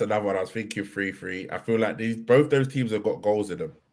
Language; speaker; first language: English; native; English